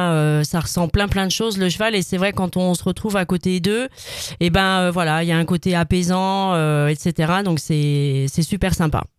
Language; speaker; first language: French; native; French